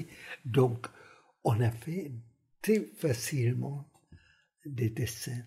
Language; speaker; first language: French; non-native, fluent; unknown